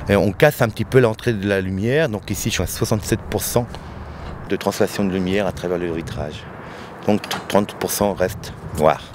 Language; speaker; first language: French; native; French